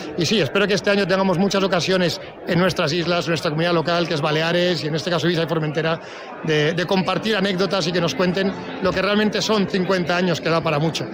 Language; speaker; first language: Spanish; non-native, local second language; Catalan